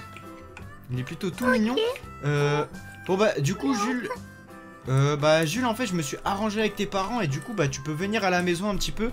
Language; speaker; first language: French; native; French